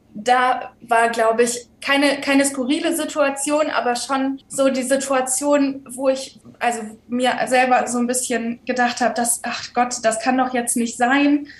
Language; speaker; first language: German; native; German